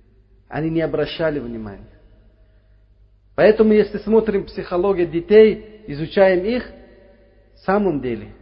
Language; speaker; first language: Russian; non-native, learner; Uzbek